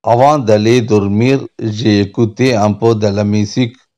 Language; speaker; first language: French; non-native, learner; Tamil